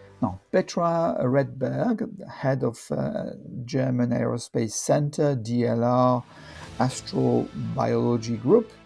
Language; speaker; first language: English; non-native, fluent; French